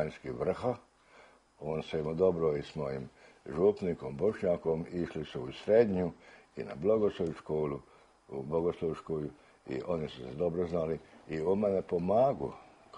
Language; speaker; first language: Serbian; early bilingual, heritage; Croatian